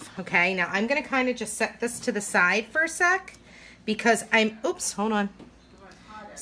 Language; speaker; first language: English; native; English